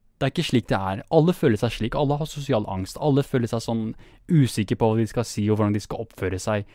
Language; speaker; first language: Norwegian; early bilingual, other home language; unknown